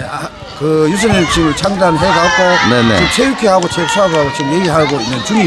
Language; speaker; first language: Korean; native; Korean